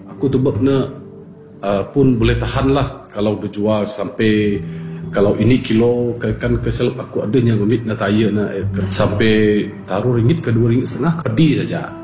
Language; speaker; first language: Malay; non-native, local second language; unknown